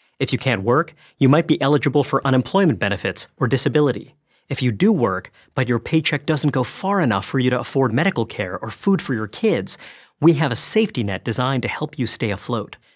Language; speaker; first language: English; early bilingual, other home language; Bangla